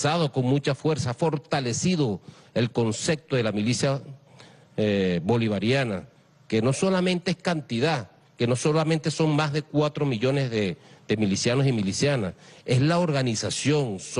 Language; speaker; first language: Spanish; native; Spanish